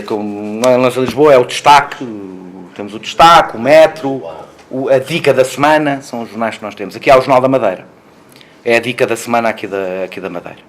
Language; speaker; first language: Portuguese; native; Portuguese